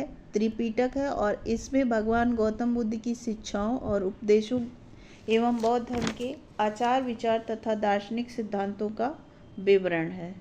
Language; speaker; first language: Hindi; native; Hindi